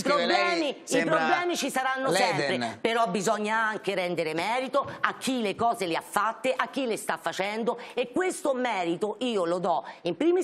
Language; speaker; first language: Italian; native; Italian